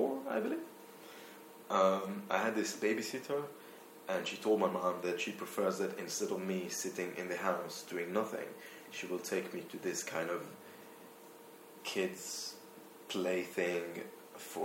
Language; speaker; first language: English; non-native, fluent; Hebrew